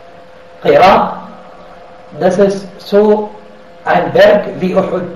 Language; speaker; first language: German; non-native, fluent; Arabic